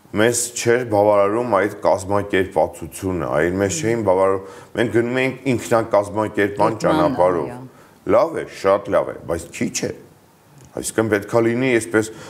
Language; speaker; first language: Armenian; native; Armenian